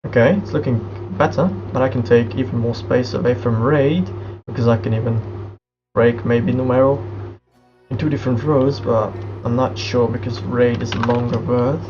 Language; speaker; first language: English; non-native, fluent; Hungarian